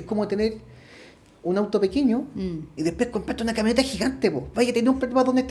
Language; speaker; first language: Spanish; native; Spanish